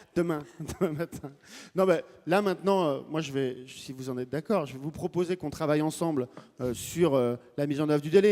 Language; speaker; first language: French; native; French